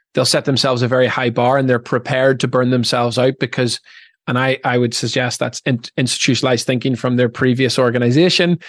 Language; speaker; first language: English; native; English